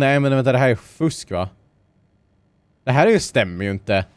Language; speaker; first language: Swedish; native; Swedish